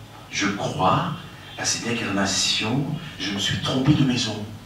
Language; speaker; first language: French; non-native, fluent; Bangla